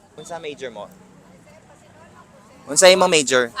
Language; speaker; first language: Cebuano; non-native, learner; Korean